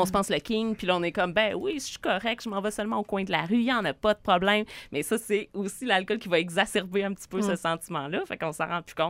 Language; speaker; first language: French; native; French